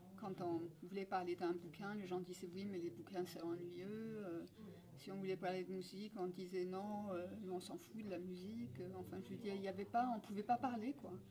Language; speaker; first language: French; non-native, fluent; Danish